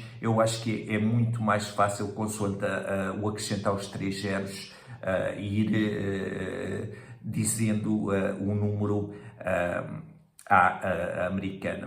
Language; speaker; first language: Portuguese; native; Portuguese